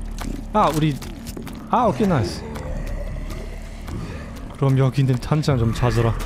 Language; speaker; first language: Korean; non-native, learner; German